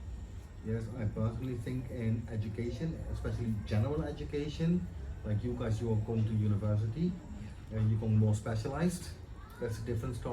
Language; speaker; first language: English; non-native, fluent; Dutch